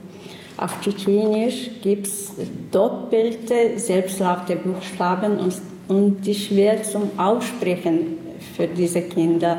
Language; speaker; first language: German; non-native, learner; Chechen